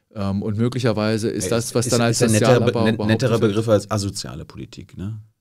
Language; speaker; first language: German; native; German